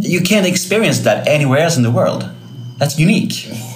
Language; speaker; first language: English; non-native, fluent; Swedish